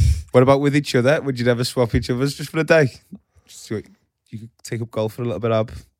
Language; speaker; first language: English; native; English